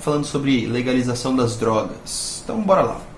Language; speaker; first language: Portuguese; native; Portuguese